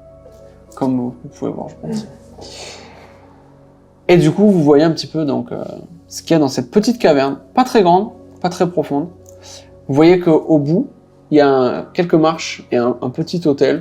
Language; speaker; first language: French; native; French